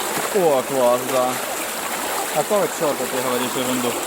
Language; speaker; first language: Russian; native; Russian